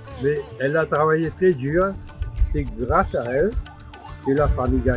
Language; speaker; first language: French; non-native, local second language; Morisyen